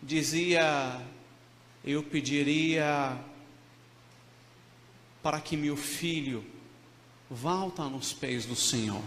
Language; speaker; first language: Portuguese; non-native, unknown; Arabic